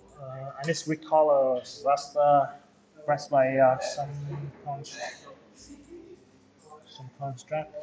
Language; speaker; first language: English; non-native, local second language; Vietnamese